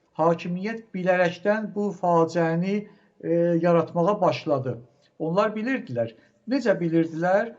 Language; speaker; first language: Azerbaijani; native; Azerbaijani